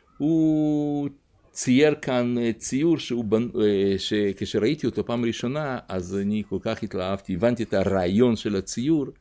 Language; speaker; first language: Hebrew; non-native, fluent; Russian